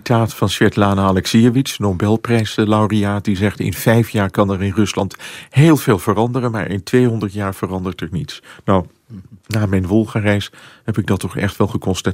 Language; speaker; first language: Dutch; native; Dutch